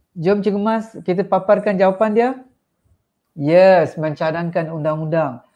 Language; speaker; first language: Malay; non-native, local second language; Tamil